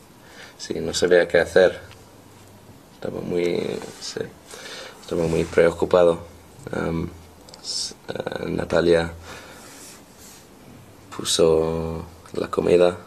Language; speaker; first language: Spanish; non-native, learner; English